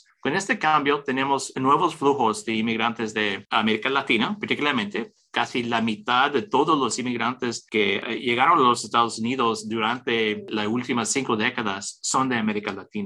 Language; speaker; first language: Spanish; early bilingual, heritage; English